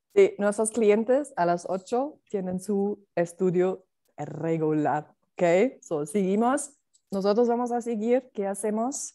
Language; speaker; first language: Spanish; non-native, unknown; German